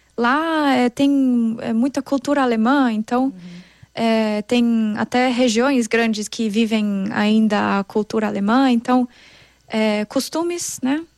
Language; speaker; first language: Portuguese; non-native, fluent; German